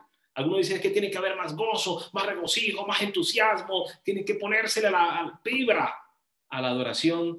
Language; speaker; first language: Spanish; native; Spanish